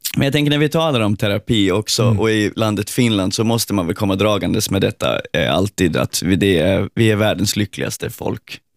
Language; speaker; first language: Swedish; native; Swedish